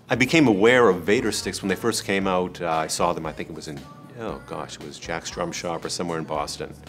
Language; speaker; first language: English; native; English